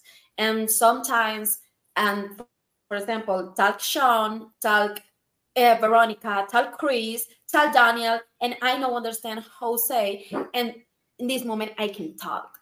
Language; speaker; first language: English; non-native, learner; Spanish